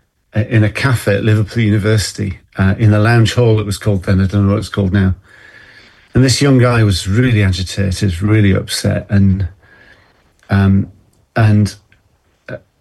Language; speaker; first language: English; native; English